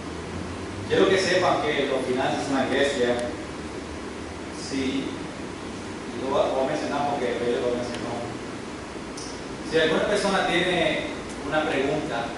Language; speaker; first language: Spanish; early bilingual, heritage; English